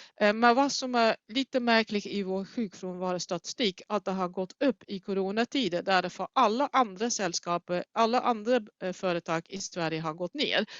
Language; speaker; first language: Swedish; non-native, fluent; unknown